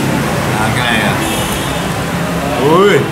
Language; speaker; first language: Vietnamese; non-native, learner; Japanese